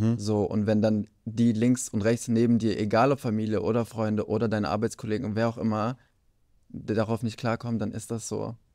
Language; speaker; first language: German; early bilingual, other home language; Kurdish